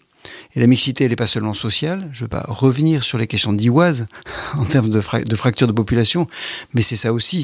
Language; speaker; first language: French; native; French